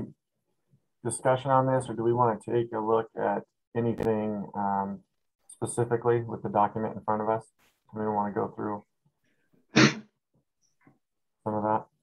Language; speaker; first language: English; native; English